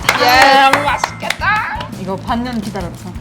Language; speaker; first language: Korean; non-native, fluent; German